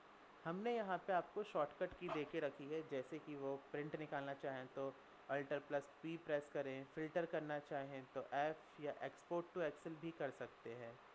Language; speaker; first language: Hindi; native; Hindi